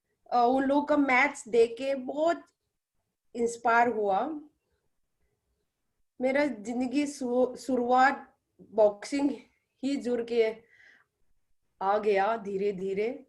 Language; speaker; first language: Hindi; non-native, local second language; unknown